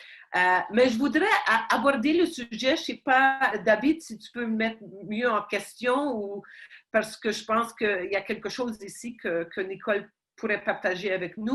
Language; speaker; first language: French; non-native, fluent; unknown